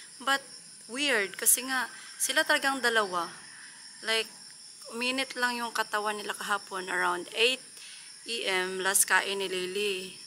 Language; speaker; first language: Filipino; non-native, local second language; Cebuano